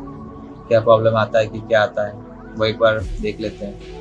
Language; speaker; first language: Hindi; non-native, local second language; Bangla